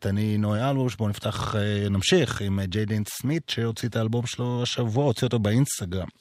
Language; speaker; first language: Hebrew; native; Hebrew